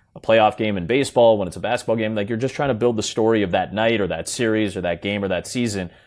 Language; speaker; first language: English; native; English